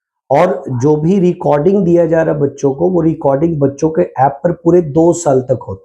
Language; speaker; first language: Hindi; native; Hindi